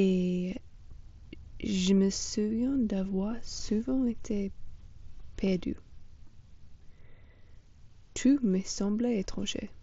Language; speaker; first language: French; non-native, fluent; English